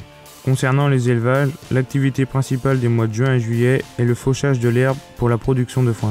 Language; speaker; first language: French; native; French